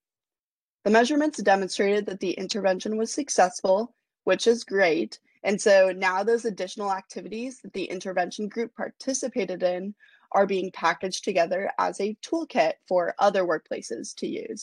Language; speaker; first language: English; native; English